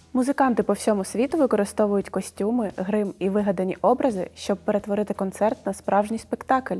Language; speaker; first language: Ukrainian; native; Ukrainian